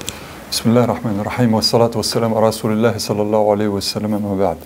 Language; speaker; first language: Arabic; non-native, fluent; French